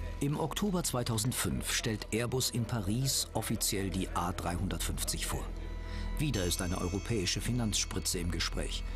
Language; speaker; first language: German; native; German